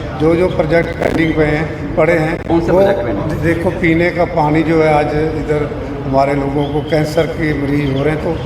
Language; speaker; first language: Hindi; non-native, local second language; Punjabi